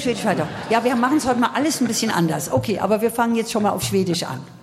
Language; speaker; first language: German; native; German